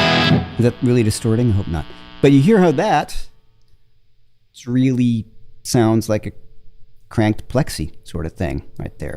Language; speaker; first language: English; native; English